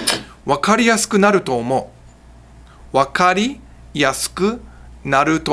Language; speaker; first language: Japanese; non-native, fluent; English